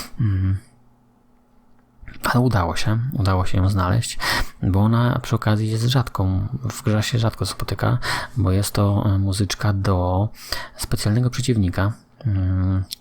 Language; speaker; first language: Polish; native; Polish